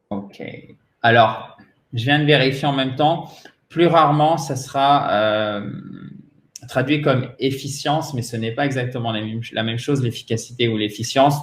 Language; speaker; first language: French; native; French